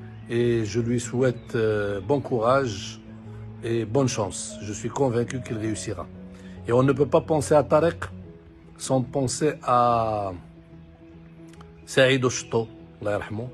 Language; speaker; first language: French; non-native, local second language; Arabic